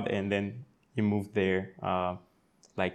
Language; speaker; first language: English; non-native, fluent; French